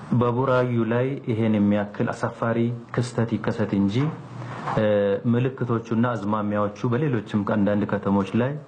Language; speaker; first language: Amharic; non-native, local second language; Oromo